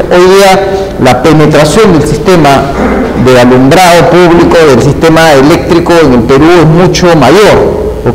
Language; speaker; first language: Spanish; native; Spanish